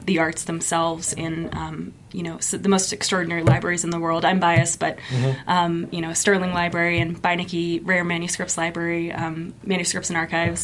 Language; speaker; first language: English; native; English